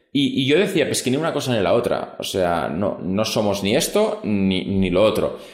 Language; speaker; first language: Spanish; non-native, local second language; Catalan